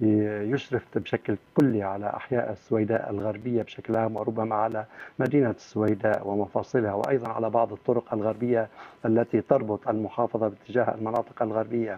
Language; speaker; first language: Arabic; native; Arabic